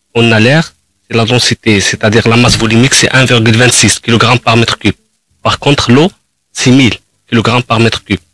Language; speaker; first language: French; non-native, local second language; Arabic